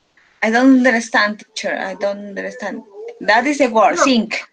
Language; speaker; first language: English; non-native, learner; Spanish